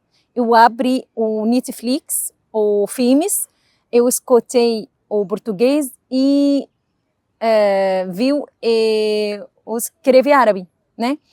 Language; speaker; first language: Portuguese; non-native, learner; Arabic